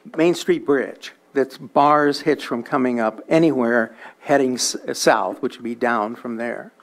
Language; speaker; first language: English; native; English